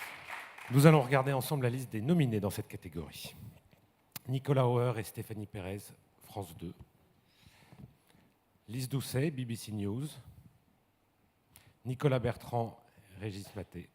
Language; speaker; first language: French; native; French